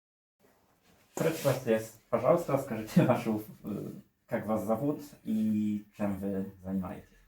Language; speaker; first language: Russian; non-native, learner; Polish